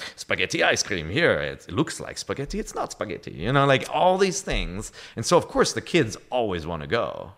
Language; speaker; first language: English; non-native, fluent; German